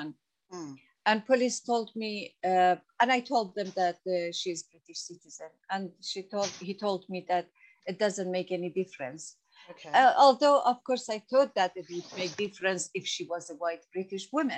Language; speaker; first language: English; non-native, fluent; Persian